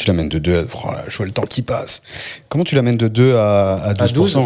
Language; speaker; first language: French; native; French